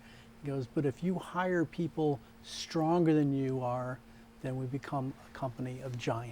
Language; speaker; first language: English; native; English